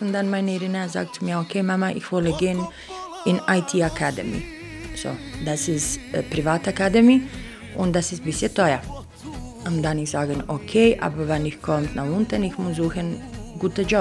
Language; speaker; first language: German; non-native, learner; Bosnian